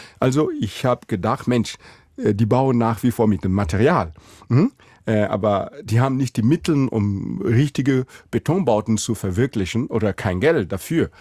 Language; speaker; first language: German; non-native, fluent; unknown